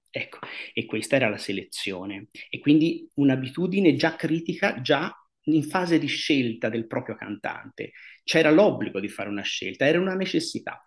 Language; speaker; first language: Italian; native; Italian